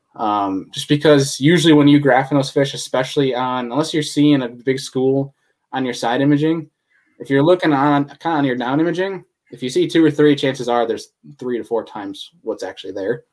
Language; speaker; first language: English; native; English